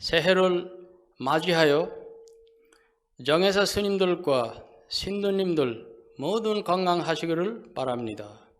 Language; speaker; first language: Korean; non-native, fluent; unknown